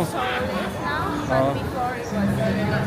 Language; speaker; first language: English; non-native, fluent; Spanish